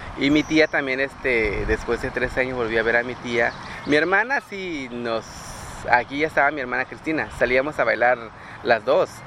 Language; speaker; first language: Spanish; native; Spanish